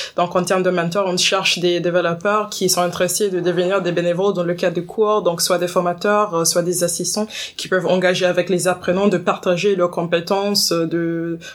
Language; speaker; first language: French; non-native, fluent; English